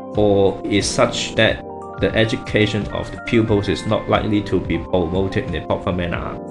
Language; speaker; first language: English; non-native, local second language; Cantonese